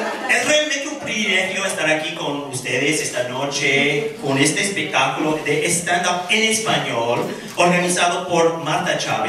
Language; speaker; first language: Spanish; non-native, fluent; English